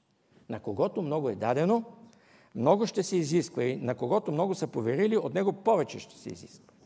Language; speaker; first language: Bulgarian; native; Bulgarian